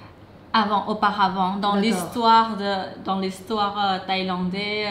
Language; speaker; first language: French; non-native, fluent; Thai